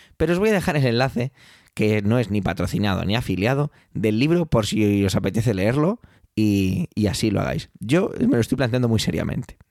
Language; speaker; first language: Spanish; early bilingual, other home language; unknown